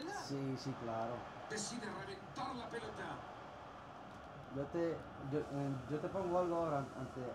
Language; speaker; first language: Spanish; early bilingual, heritage; Spanish